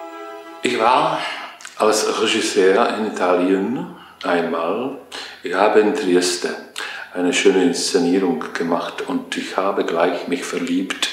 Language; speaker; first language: German; non-native, fluent; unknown